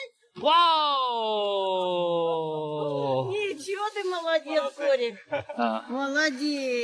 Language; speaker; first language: Russian; native; Russian